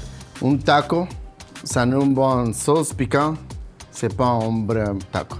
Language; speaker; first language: French; non-native, learner; Spanish